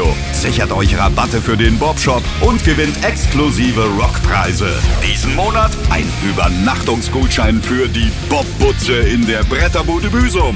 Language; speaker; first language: German; native; German